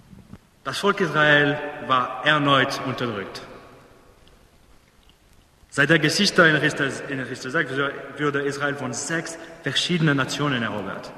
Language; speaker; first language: German; non-native, fluent; English